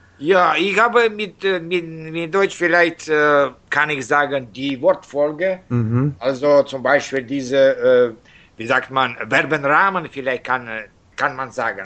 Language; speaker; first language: German; non-native, learner; Russian